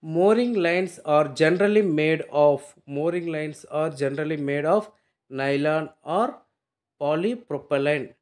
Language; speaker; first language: English; non-native, local second language; Telugu